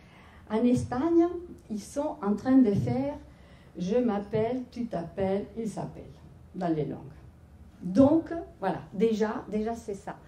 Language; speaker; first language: French; non-native, fluent; Spanish